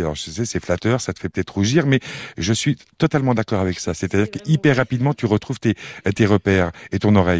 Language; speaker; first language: French; native; French